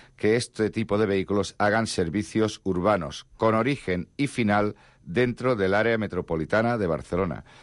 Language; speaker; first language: Spanish; non-native, local second language; Catalan